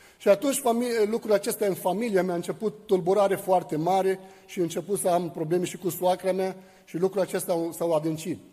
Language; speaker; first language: Romanian; non-native, fluent; Arabic